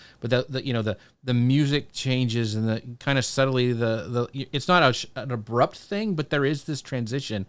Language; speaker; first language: English; native; English